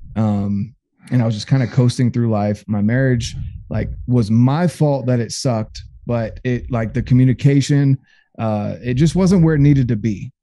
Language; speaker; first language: English; native; English